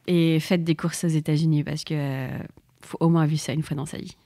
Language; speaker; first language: French; native; French